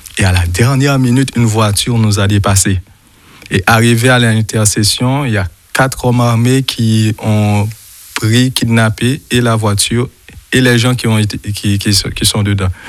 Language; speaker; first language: French; non-native, local second language; Haitian Creole